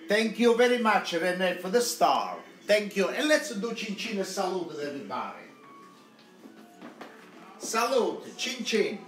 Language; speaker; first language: English; non-native, local second language; Italian